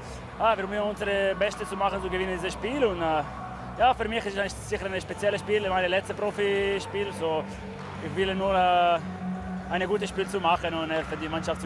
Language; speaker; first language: German; non-native, local second language; Italian